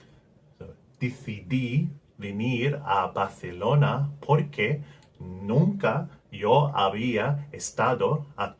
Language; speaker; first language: Spanish; non-native, learner; English